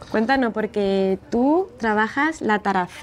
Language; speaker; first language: Spanish; native; Spanish